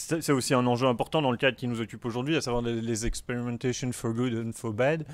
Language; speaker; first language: French; native; French